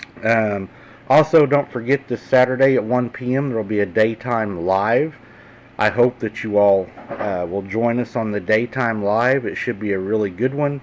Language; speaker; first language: English; native; English